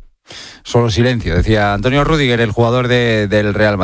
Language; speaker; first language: Spanish; native; Spanish